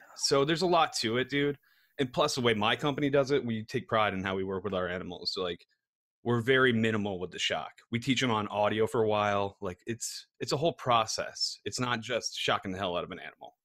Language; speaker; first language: English; native; English